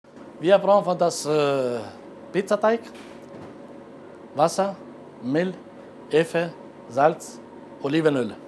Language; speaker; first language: German; non-native, learner; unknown